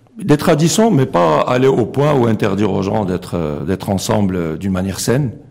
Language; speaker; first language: French; non-native, local second language; Arabic